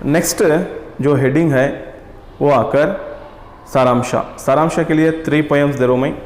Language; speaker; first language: Hindi; non-native, local second language; Kannada